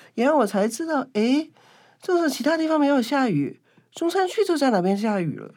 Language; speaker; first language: Chinese; non-native, local second language; Cantonese